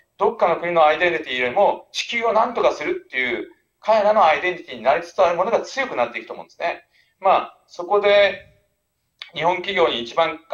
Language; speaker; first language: Japanese; native; Japanese